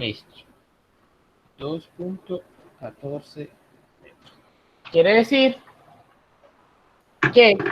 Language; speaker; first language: Spanish; native; Spanish